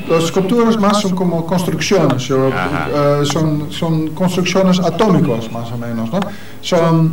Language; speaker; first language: Spanish; non-native, learner; Dutch